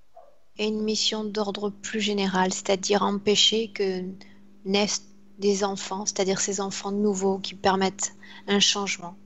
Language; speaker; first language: French; native; French